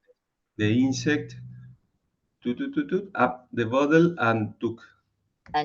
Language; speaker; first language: English; non-native, learner; Spanish